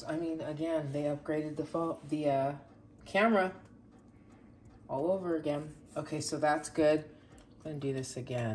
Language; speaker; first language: English; native; English